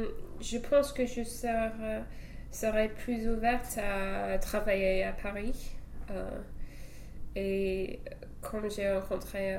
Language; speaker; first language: French; non-native, fluent; English